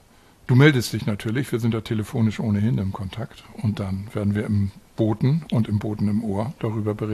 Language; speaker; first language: German; native; German